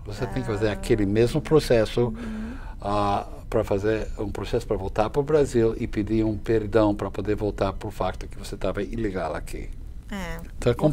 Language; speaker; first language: Portuguese; non-native, fluent; English